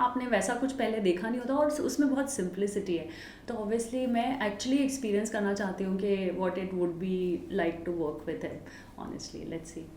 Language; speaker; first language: Hindi; native; Hindi